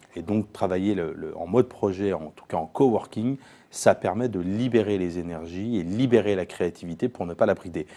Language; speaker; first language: French; native; French